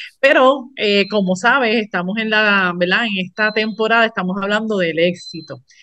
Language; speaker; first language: Spanish; native; Spanish